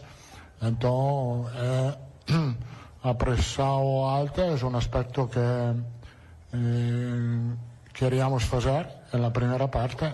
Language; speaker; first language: Portuguese; non-native, learner; Italian